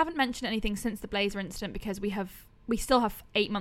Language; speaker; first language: English; native; English